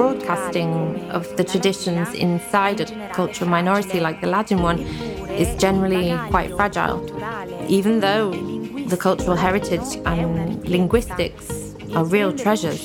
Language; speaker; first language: English; non-native, fluent; Ladin